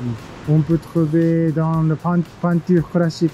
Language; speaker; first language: French; non-native, fluent; Japanese